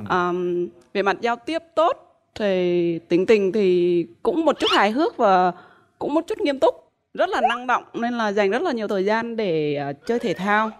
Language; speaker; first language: Vietnamese; native; Vietnamese